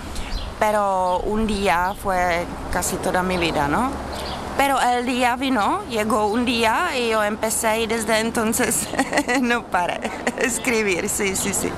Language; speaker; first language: Spanish; non-native, fluent; Czech